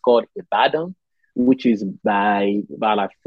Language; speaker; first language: English; non-native, local second language; Yoruba